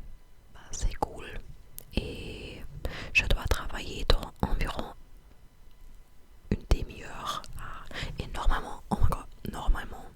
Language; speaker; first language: French; non-native, fluent; English